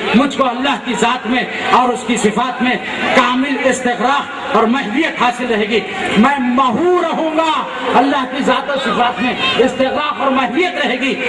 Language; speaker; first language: Urdu; native; Urdu